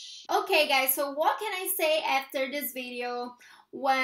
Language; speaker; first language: English; non-native, fluent; Portuguese